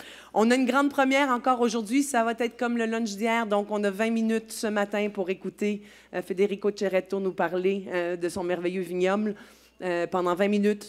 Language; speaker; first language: French; native; French